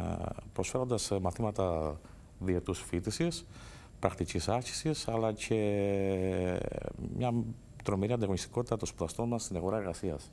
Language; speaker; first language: Greek; native; Greek